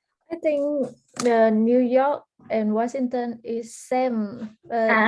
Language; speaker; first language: English; early bilingual, heritage; Vietnamese